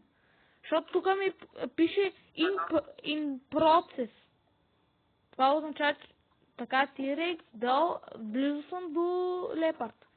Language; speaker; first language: Bulgarian; native; Bulgarian